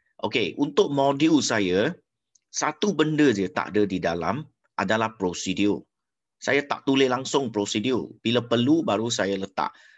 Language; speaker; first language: Malay; non-native, local second language; Chinese